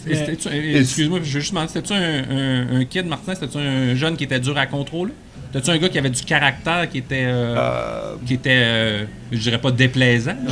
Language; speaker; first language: French; native; French